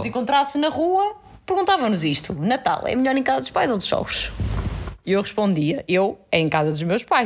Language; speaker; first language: Portuguese; native; Portuguese